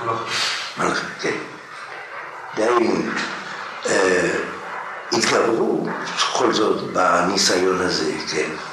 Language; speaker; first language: Hebrew; non-native, fluent; French